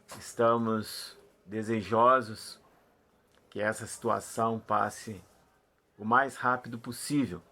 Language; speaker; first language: Portuguese; native; Portuguese